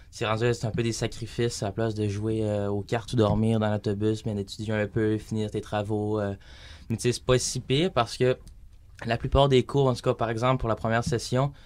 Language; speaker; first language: French; native; French